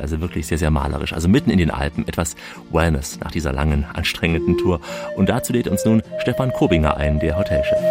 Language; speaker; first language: German; native; German